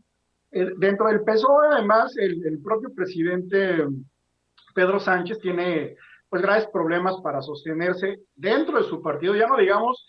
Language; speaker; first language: Spanish; native; Spanish